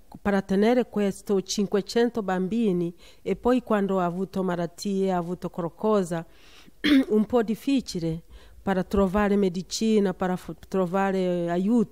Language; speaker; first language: Italian; non-native, learner; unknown